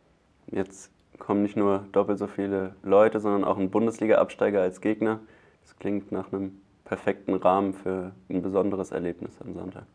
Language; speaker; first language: German; native; German